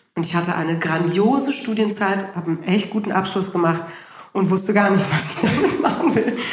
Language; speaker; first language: German; native; German